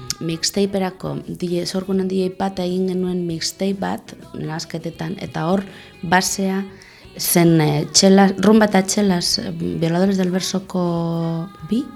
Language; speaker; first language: Basque; non-native, local second language; Spanish